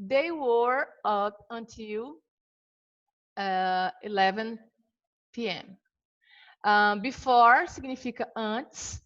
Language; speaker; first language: English; non-native, fluent; Portuguese